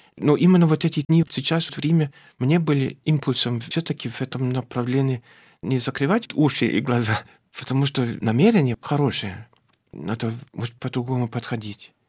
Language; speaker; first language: Russian; non-native, fluent; German